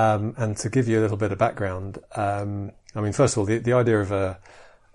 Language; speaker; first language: English; native; English